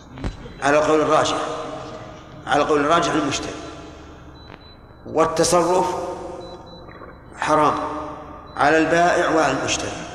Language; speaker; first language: Arabic; native; Arabic